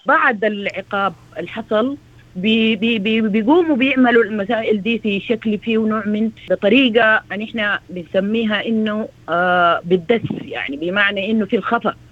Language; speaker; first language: Arabic; native; Arabic